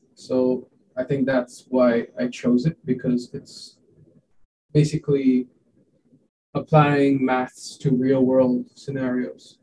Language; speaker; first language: English; non-native, local second language; Hindi